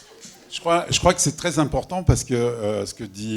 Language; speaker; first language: French; native; French